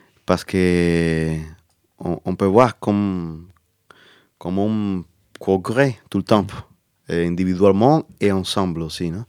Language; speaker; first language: French; non-native, learner; Spanish